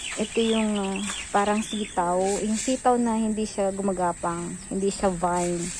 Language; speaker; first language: Filipino; non-native, local second language; Bikol